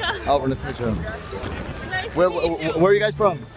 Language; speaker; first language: English; early bilingual, other home language; Spanish